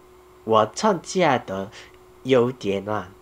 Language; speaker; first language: Chinese; non-native, learner; Korean